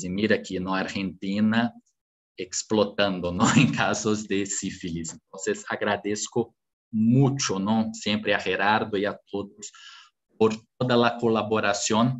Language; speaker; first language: Spanish; non-native, fluent; Portuguese